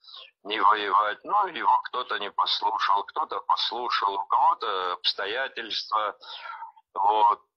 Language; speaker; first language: Russian; non-native, local second language; Abkhazian